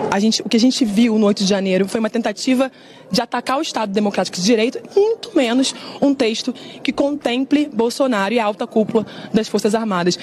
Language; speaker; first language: Portuguese; native; Portuguese